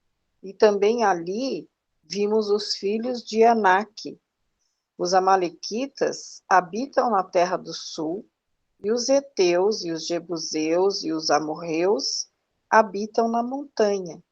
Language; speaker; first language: Portuguese; native; Portuguese